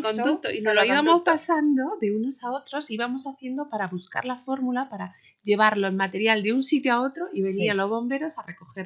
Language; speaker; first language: Spanish; native; Spanish